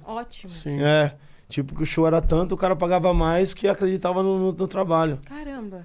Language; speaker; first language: Portuguese; native; Portuguese